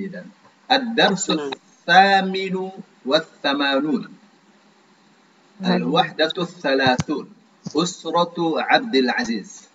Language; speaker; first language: Arabic; non-native, fluent; Indonesian